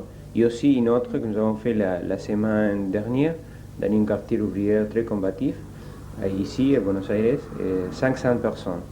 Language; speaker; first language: French; non-native, learner; Spanish